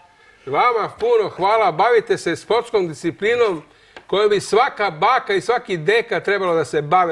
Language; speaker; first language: Croatian; native; Croatian